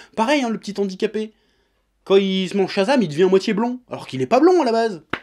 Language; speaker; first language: French; native; French